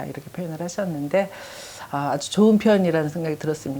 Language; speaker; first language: Korean; native; Korean